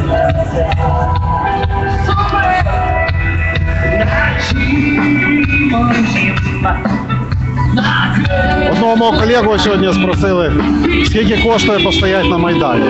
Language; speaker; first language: Ukrainian; native; Ukrainian